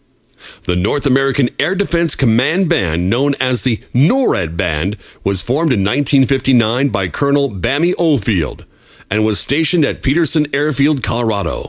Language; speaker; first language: English; native; English